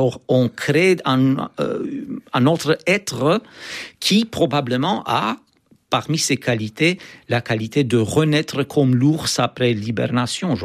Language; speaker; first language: French; non-native, fluent; Romanian